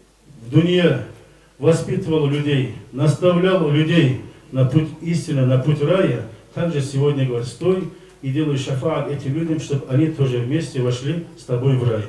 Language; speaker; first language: Russian; non-native, local second language; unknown